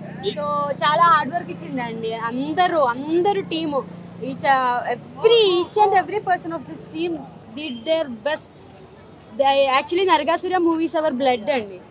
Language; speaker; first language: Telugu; non-native, learner; Malayalam